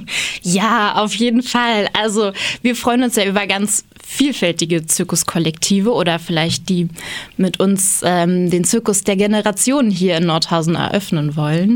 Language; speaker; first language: German; native; German